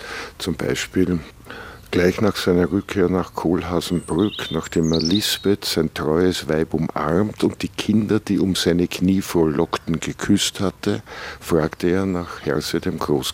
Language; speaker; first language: German; native; German